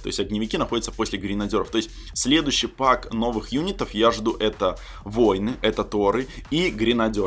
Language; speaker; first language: Russian; native; Russian